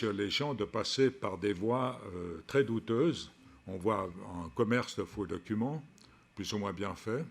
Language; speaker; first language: French; native; French